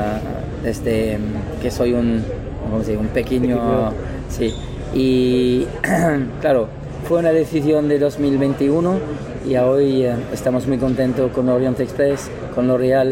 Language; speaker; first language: Spanish; non-native, learner; French